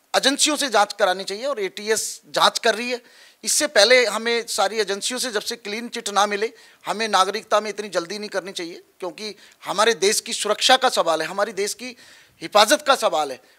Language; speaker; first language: Hindi; native; Hindi